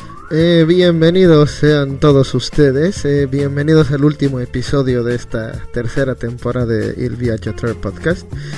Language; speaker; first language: Spanish; native; Spanish